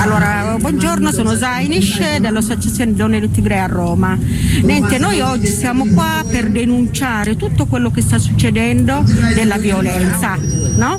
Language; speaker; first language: Italian; non-native, fluent; Tigrinya